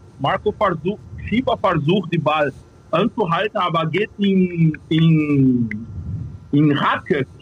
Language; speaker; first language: German; non-native, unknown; Portuguese